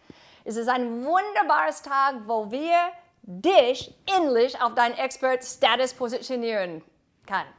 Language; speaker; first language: German; non-native, fluent; English